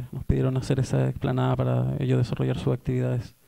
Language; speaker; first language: Spanish; native; Spanish